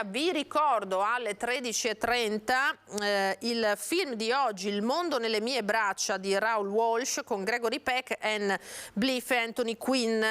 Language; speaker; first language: Italian; native; Italian